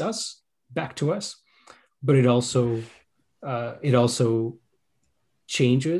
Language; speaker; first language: English; non-native, local second language; Sinhala